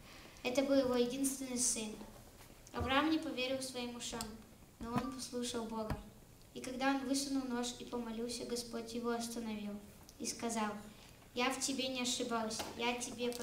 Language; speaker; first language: Russian; early bilingual, heritage; Russian